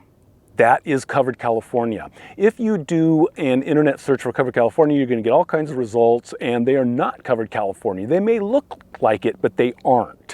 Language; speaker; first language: English; native; English